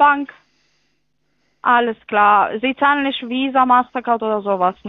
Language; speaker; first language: German; non-native, fluent; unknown